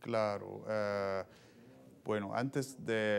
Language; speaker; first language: Spanish; non-native, fluent; Arabic